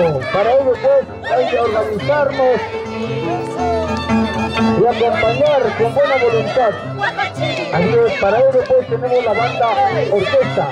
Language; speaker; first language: Spanish; native; Spanish